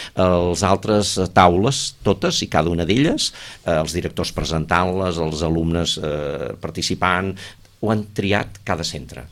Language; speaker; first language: Catalan; native; Catalan